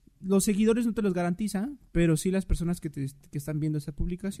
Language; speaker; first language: Spanish; native; Spanish